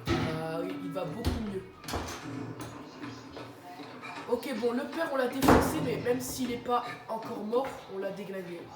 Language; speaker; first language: French; native; French